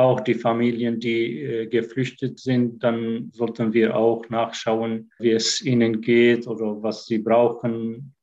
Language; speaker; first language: German; non-native, fluent; Arabic